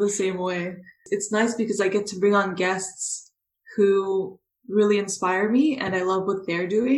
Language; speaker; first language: English; native; English